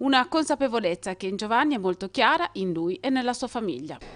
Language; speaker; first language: Italian; native; Italian